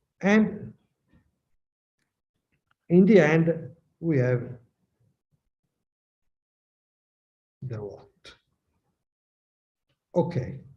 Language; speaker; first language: English; non-native, learner; Italian